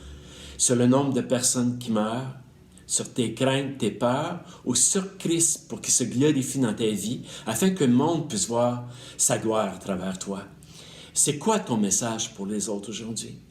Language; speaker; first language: French; native; French